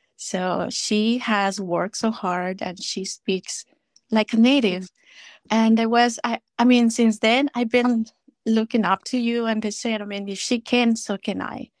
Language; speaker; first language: English; non-native, fluent; Spanish